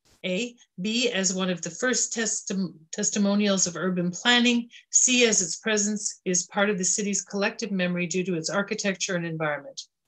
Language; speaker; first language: English; native; English